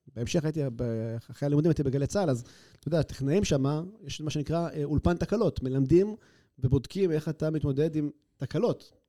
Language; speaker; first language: Hebrew; native; Hebrew